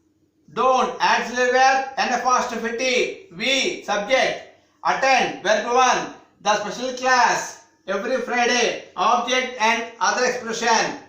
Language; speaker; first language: English; non-native, local second language; Telugu